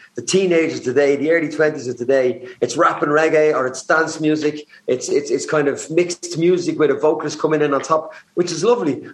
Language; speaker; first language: English; native; English